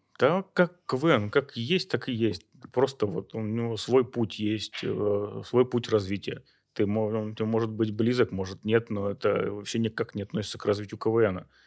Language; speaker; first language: Russian; native; Russian